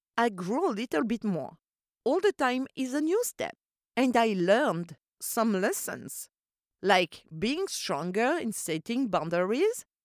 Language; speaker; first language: English; non-native, fluent; French